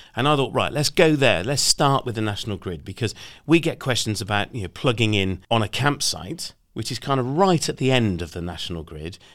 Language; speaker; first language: English; native; English